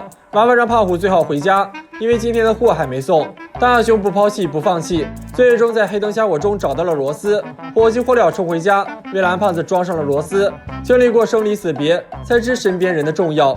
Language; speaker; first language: Chinese; native; Chinese